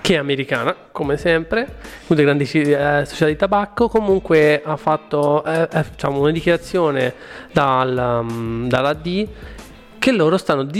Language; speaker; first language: Italian; non-native, fluent; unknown